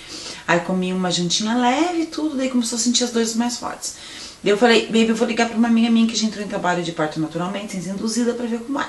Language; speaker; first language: Portuguese; native; Portuguese